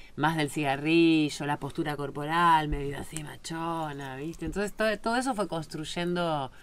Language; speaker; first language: Spanish; native; Spanish